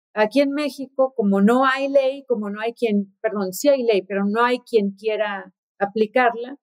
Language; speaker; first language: Spanish; native; Spanish